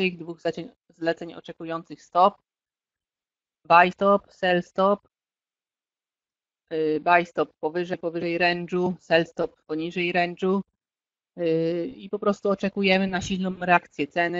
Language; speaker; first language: Polish; native; Polish